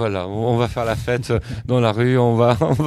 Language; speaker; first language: French; native; French